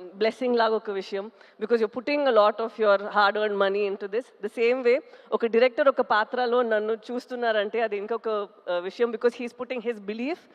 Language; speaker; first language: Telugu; non-native, local second language; Tamil